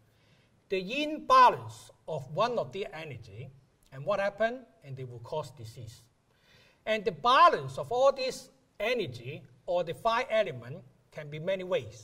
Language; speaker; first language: English; non-native, local second language; Cantonese